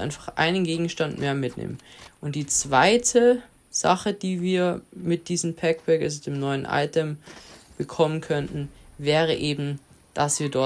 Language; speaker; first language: German; native; German